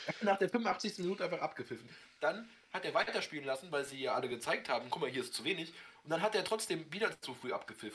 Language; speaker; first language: German; native; German